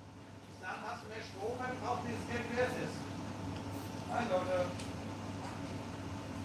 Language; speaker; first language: German; native; German